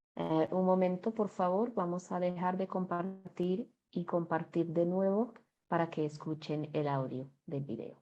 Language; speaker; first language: Spanish; non-native, fluent; English